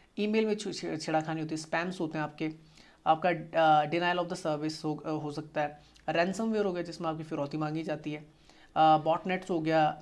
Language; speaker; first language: Hindi; native; Hindi